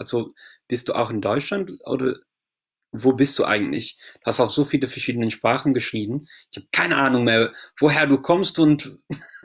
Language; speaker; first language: German; non-native, fluent; English